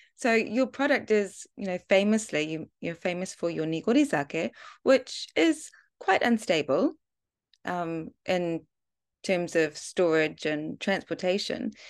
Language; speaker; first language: English; native; English